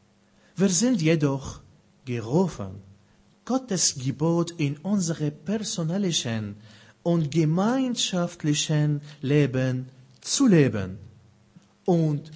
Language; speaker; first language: German; non-native, fluent; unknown